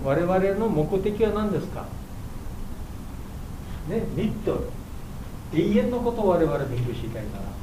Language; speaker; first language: Japanese; non-native, learner; Bangla